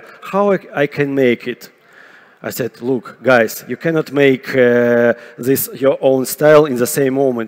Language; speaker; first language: English; non-native, fluent; Russian